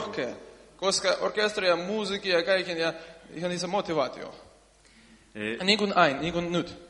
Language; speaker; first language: Finnish; non-native, learner; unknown